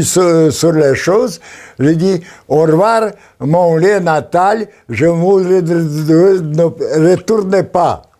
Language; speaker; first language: French; non-native, learner; Polish